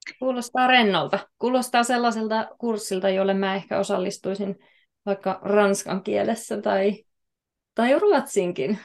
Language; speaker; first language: Finnish; native; Finnish